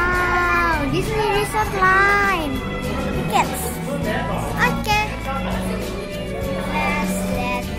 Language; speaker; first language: English; non-native, learner; Indonesian